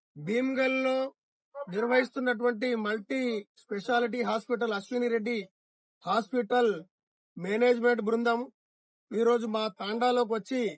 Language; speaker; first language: Telugu; non-native, local second language; Lambadi